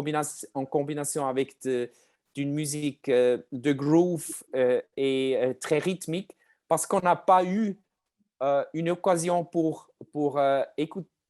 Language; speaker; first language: French; non-native, learner; German